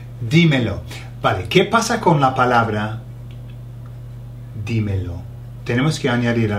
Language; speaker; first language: Spanish; non-native, fluent; English